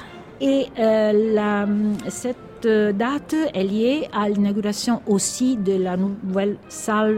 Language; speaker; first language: French; non-native, fluent; Italian